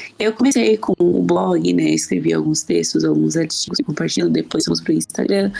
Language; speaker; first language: Portuguese; native; Portuguese